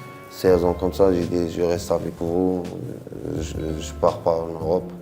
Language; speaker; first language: French; non-native, local second language; Arabic